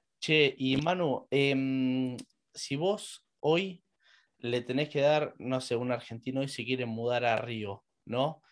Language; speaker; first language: Spanish; native; Spanish